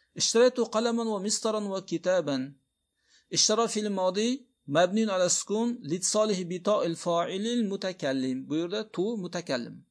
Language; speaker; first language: Arabic; non-native, fluent; Uzbek